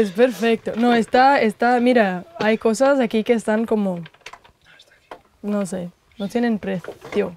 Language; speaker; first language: Spanish; non-native, fluent; Portuguese